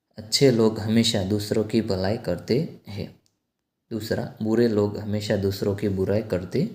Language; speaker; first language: Hindi; non-native, local second language; Gujarati